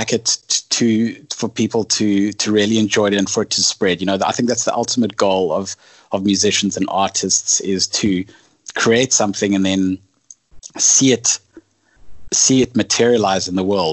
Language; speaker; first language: English; native; English